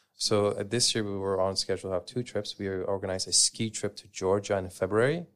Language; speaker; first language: English; native; English